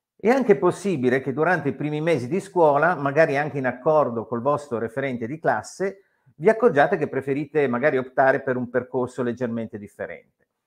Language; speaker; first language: Italian; native; Italian